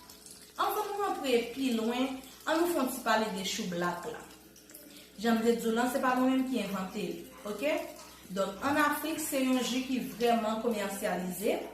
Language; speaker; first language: French; non-native, learner; Haitian Creole